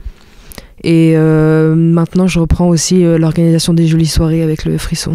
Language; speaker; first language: French; native; French